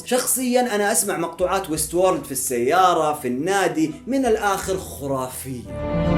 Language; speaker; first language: Arabic; native; Arabic